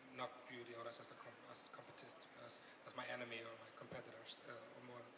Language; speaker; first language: English; non-native, fluent; Norwegian